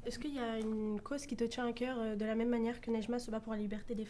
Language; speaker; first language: French; native; French